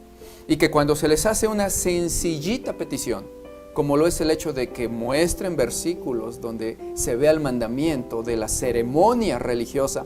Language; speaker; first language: Spanish; native; Spanish